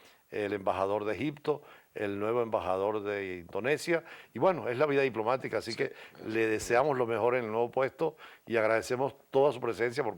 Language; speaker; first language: Spanish; native; Spanish